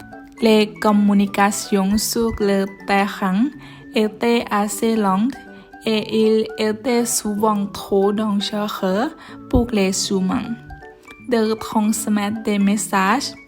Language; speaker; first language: French; non-native, learner; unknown